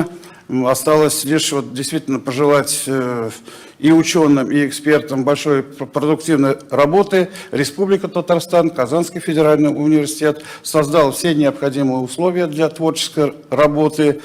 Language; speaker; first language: Russian; native; Russian